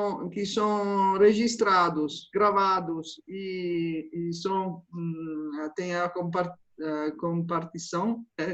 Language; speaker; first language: Portuguese; non-native, fluent; Spanish